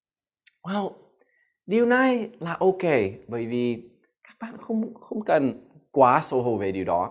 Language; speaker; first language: Vietnamese; non-native, fluent; English